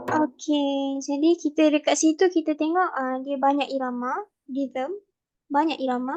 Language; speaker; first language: Malay; native; Malay